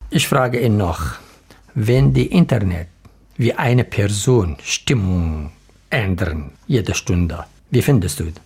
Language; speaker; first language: German; non-native, learner; Arabic